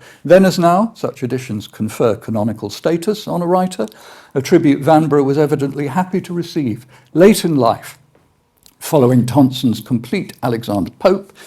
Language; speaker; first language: English; native; English